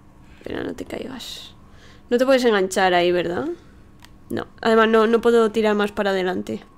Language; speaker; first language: Spanish; native; Spanish